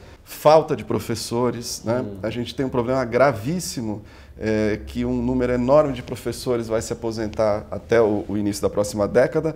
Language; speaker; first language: Portuguese; native; Portuguese